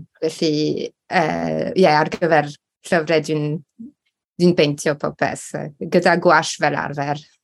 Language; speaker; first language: Welsh; non-native, local second language; English